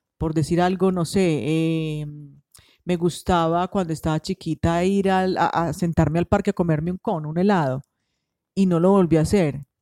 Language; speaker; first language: Spanish; native; Spanish